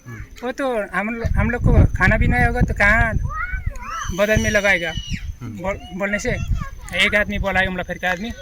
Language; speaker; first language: Hindi; non-native, local second language; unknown